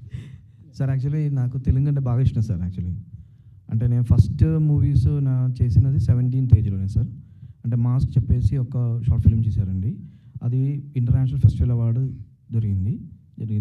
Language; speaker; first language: Telugu; non-native, local second language; Malayalam